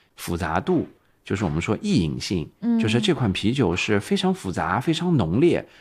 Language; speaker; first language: Chinese; native; Chinese